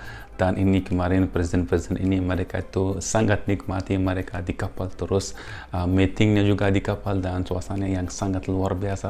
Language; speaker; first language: Indonesian; non-native, fluent; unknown